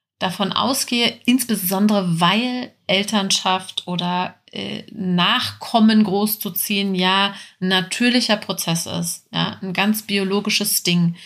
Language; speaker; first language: German; native; German